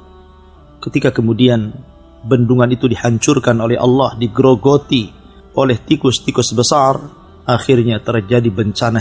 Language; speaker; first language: Indonesian; native; Indonesian